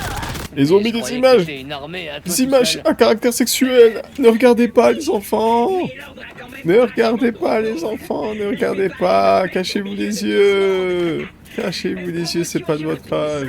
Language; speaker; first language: French; native; French